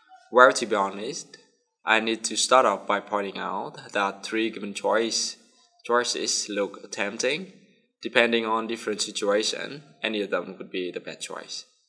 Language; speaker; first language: English; non-native, fluent; Vietnamese